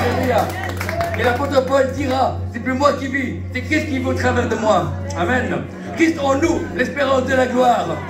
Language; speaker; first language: French; early bilingual, other home language; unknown